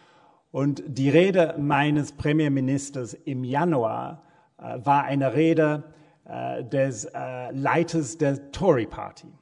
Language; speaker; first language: German; non-native, fluent; English